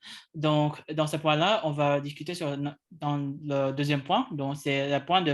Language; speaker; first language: French; non-native, learner; English